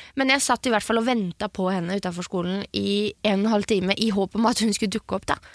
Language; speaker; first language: Norwegian; early bilingual, other home language; French